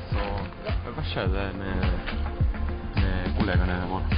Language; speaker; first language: Norwegian; non-native, fluent; Spanish